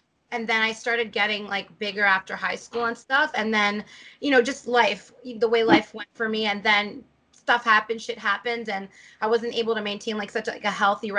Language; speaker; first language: English; native; English